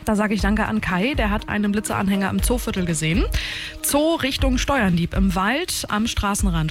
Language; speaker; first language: German; native; German